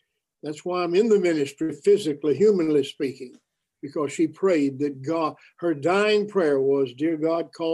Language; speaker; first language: English; native; English